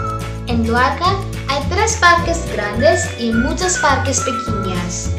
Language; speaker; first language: Spanish; non-native, learner; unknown